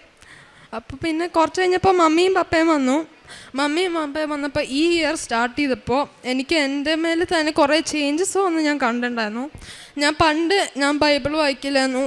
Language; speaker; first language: Malayalam; early bilingual, heritage; Malayalam